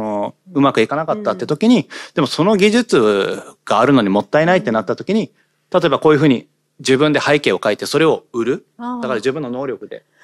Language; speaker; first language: Japanese; native; Japanese